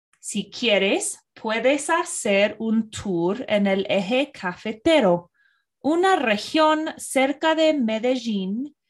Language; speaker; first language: Spanish; non-native, fluent; English